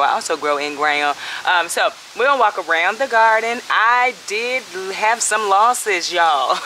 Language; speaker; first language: English; native; English